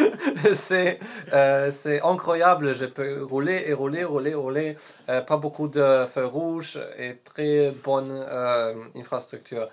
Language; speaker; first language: French; non-native, learner; Polish